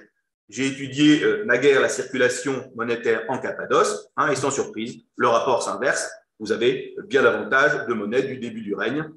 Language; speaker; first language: French; native; French